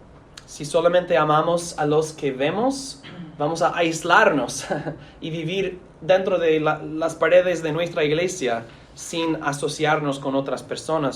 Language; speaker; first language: Spanish; non-native, fluent; English